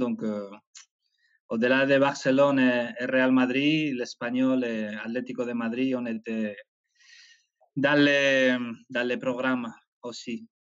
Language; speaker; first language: French; non-native, fluent; Spanish